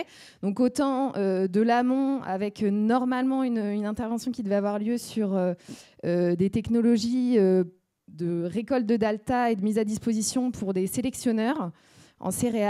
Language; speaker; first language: French; native; French